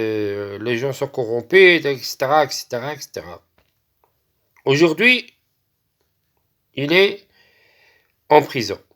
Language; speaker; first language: French; non-native, local second language; Arabic